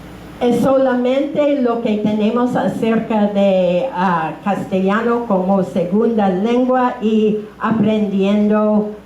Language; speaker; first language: Spanish; non-native, fluent; English